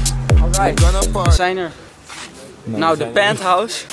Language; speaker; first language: Dutch; native; Dutch